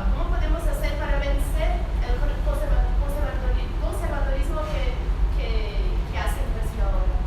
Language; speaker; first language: Spanish; non-native, fluent; Portuguese